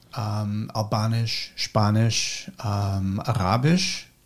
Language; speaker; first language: German; non-native, fluent; English